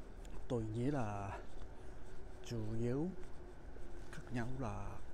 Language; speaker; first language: Vietnamese; non-native, learner; Japanese